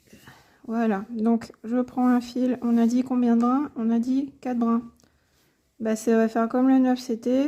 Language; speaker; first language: French; native; French